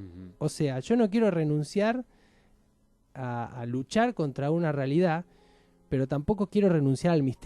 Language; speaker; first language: Spanish; native; Spanish